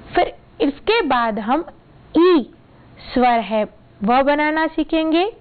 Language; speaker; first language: Hindi; non-native, local second language; Gujarati